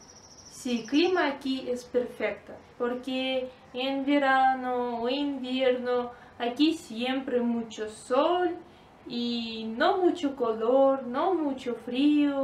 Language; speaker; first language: Spanish; non-native, learner; Russian